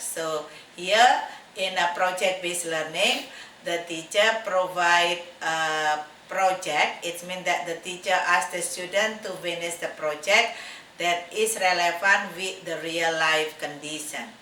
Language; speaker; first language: English; non-native, fluent; Indonesian